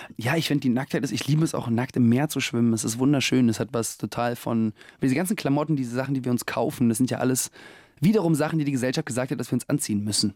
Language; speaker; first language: German; early bilingual, other home language; Russian